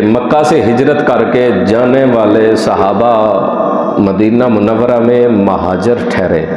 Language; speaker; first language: Urdu; non-native, local second language; Punjabi